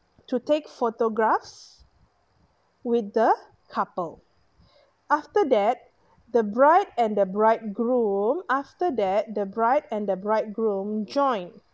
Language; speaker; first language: English; non-native, local second language; Chinese